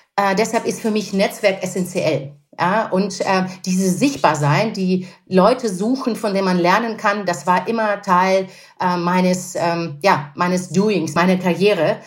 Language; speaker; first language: German; non-native, fluent; Russian